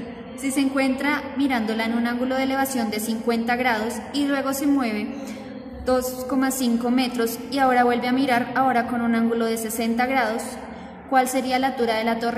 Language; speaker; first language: Spanish; native; Spanish